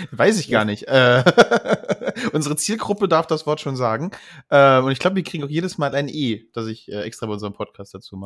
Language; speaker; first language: German; native; German